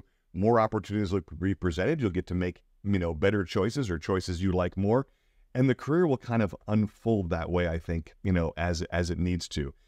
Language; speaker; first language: English; native; English